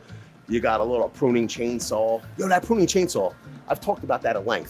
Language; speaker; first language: English; native; English